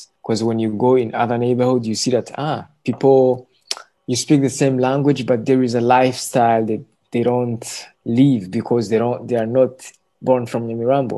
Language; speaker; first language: English; non-native, local second language; Kinyarwanda